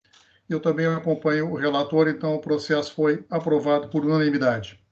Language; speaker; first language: Portuguese; native; Portuguese